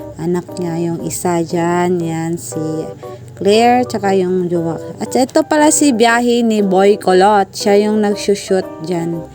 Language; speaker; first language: Filipino; non-native, local second language; Cebuano